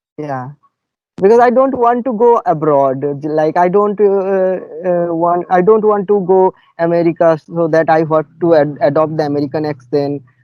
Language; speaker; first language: English; non-native, fluent; Bangla